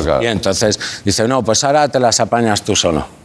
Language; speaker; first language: Spanish; native; Spanish